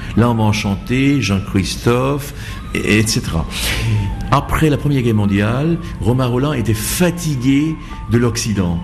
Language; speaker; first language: French; non-native, fluent; Bangla